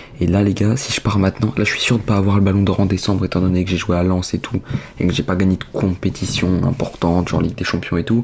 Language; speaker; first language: French; native; French